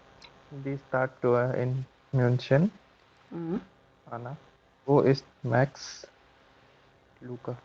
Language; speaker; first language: German; non-native, learner; Hindi